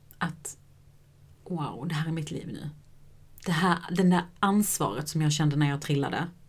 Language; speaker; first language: Swedish; native; Swedish